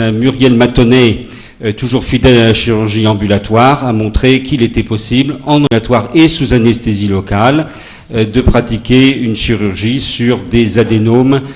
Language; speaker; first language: French; native; French